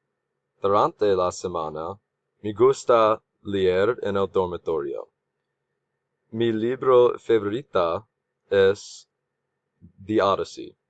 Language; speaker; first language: Spanish; non-native, learner; English